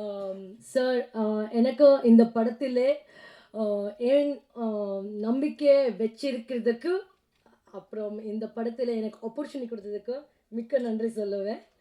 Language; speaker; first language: Tamil; non-native, learner; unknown